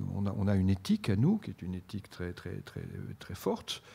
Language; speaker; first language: French; native; French